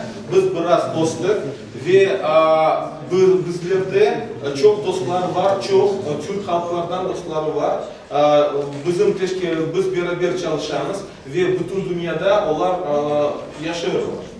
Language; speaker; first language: Turkish; non-native, learner; Tatar